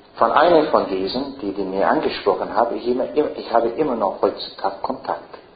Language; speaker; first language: German; non-native, fluent; English